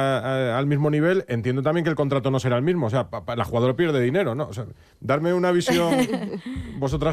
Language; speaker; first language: Spanish; native; Spanish